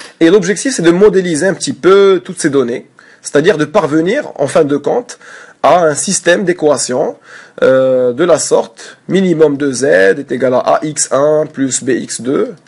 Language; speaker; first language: French; non-native, local second language; Arabic